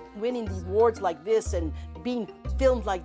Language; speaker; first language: English; native; English